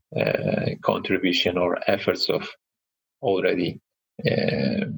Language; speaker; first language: English; non-native, fluent; Turkish